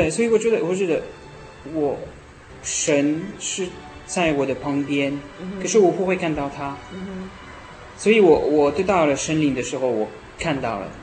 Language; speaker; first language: Chinese; non-native, learner; French